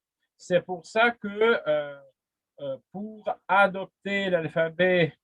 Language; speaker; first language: French; non-native, fluent; Russian